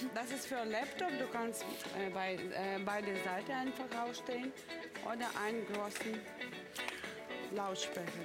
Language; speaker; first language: German; non-native, learner; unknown